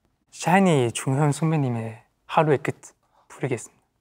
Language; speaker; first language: Korean; non-native, fluent; Chinese